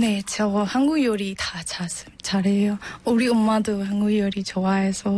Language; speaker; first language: Korean; non-native, learner; Burmese